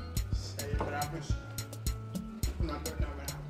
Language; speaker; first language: Italian; non-native, learner; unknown